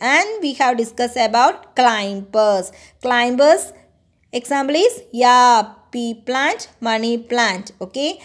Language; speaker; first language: English; non-native, local second language; Malayalam